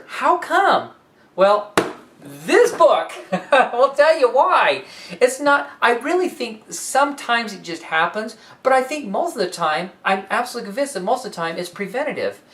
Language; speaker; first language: English; native; English